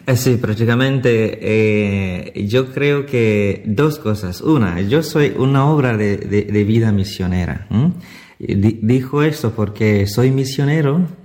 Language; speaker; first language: Spanish; non-native, fluent; Italian